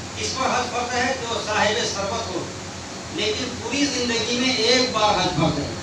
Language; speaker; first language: Urdu; non-native, local second language; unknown